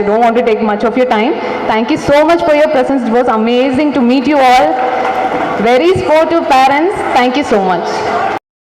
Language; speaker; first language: English; non-native, local second language; Tamil